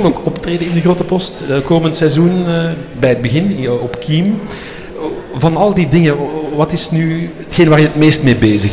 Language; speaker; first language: Dutch; native; Dutch